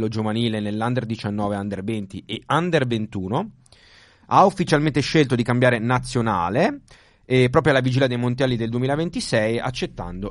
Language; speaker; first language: Italian; native; Italian